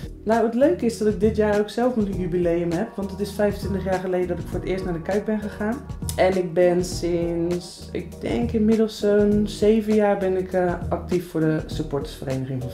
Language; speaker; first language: Dutch; native; Dutch